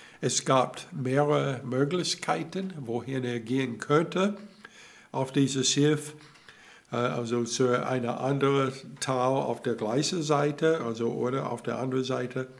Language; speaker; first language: German; non-native, learner; English